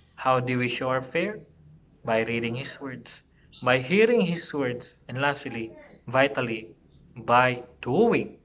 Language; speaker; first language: English; non-native, local second language; Filipino